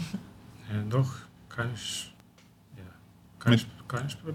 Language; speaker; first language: German; non-native, local second language; Romanian